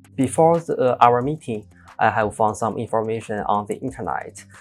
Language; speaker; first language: English; non-native, learner; Chinese